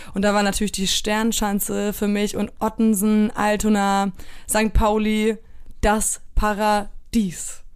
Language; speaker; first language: German; early bilingual, other home language; Polish